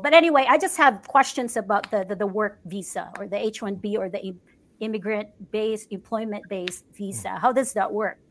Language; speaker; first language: English; non-native, local second language; Cebuano